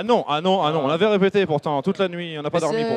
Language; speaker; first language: French; native; French